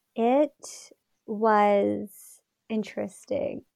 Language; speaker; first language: English; native; English